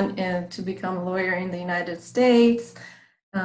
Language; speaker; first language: English; non-native, fluent; Persian